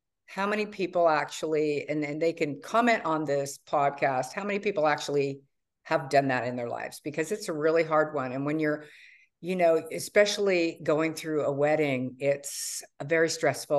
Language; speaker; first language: English; native; English